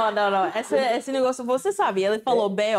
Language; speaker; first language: Portuguese; non-native, fluent; English